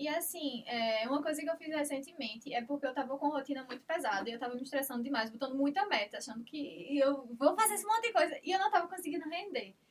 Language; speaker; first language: Portuguese; native; Portuguese